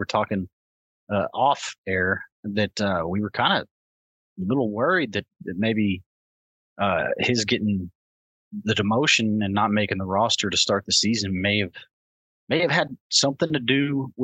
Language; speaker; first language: English; native; English